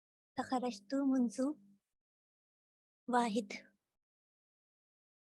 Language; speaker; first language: Arabic; non-native, learner; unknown